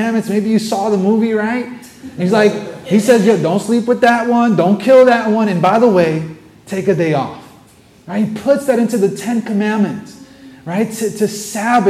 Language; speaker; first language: English; native; English